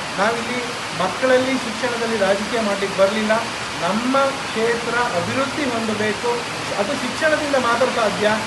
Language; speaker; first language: Kannada; native; Kannada